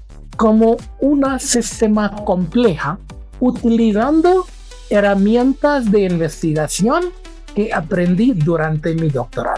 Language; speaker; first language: Spanish; non-native, fluent; Hindi